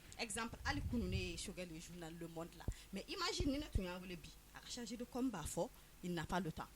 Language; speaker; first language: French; non-native, local second language; Bambara